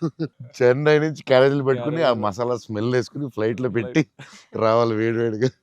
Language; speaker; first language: Telugu; native; Telugu